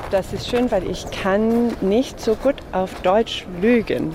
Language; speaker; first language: German; non-native, fluent; English